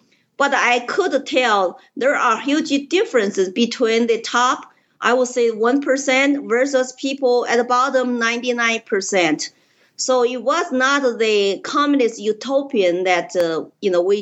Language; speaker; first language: English; non-native, fluent; Chinese